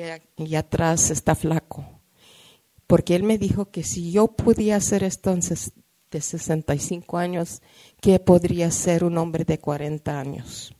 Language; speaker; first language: Spanish; early bilingual, heritage; Spanish